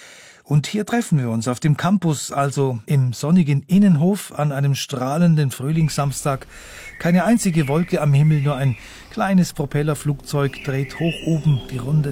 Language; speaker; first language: German; native; German